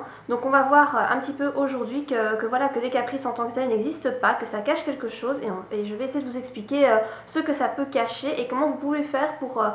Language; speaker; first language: French; native; French